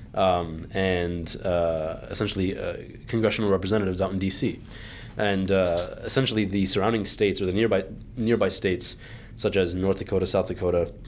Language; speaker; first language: English; early bilingual, other home language; Arabic